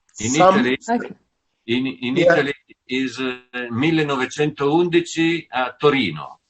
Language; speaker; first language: English; non-native, learner; Italian